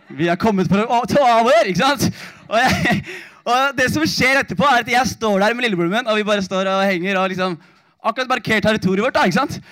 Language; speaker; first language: Norwegian; early bilingual, other home language; Somali